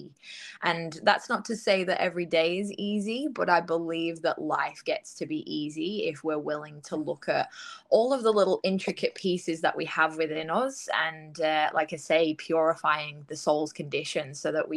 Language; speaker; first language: English; native; English